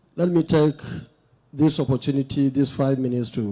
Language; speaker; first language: English; non-native, local second language; Hausa